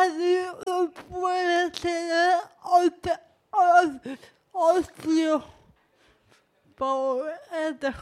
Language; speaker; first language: Spanish; non-native, learner; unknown